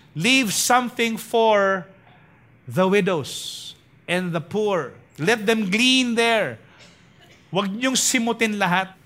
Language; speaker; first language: English; non-native, local second language; Filipino